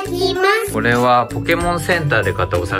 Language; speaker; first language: Japanese; native; Japanese